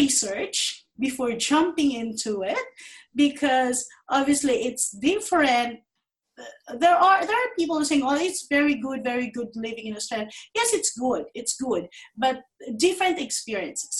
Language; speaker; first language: English; non-native, local second language; Filipino